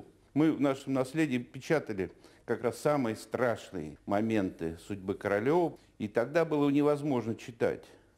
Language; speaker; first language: Russian; native; Russian